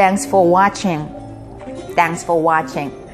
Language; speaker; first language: English; non-native, fluent; Korean